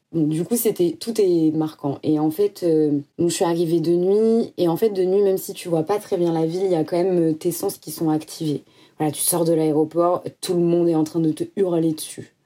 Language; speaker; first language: French; native; French